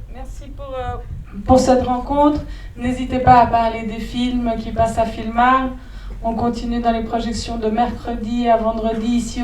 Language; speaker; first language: French; native; French